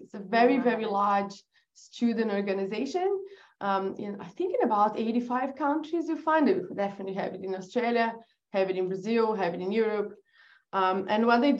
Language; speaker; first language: English; non-native, fluent; Portuguese